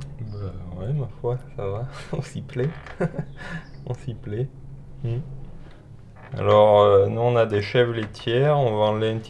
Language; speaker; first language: French; native; French